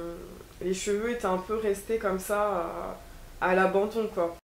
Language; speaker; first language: French; native; French